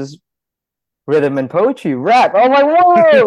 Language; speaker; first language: English; non-native, local second language; Malay